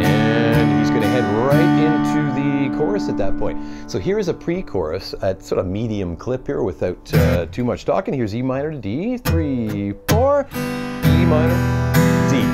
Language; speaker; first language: English; native; English